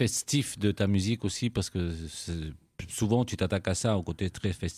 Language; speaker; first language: French; native; French